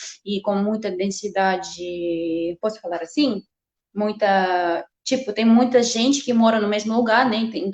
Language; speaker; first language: Portuguese; non-native, fluent; Russian